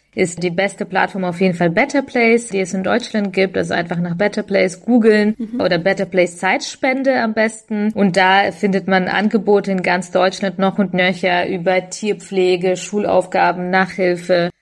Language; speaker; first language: German; early bilingual, other home language; Ukrainian